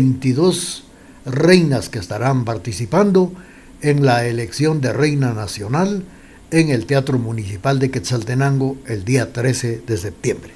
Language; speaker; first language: Spanish; native; Spanish